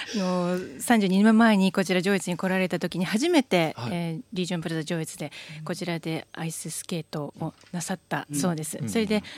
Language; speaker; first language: Japanese; native; Japanese